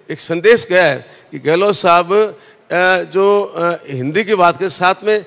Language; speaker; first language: Hindi; native; Hindi